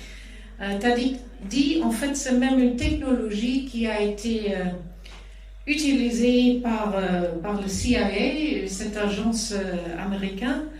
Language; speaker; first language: French; non-native, fluent; German